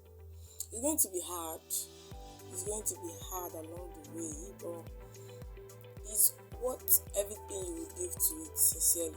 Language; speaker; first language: English; non-native, local second language; Igbo